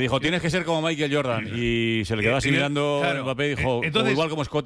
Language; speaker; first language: Spanish; native; Spanish